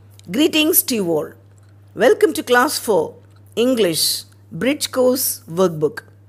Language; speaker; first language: English; non-native, local second language; Tamil